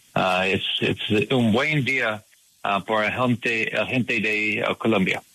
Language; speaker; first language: Spanish; non-native, learner; English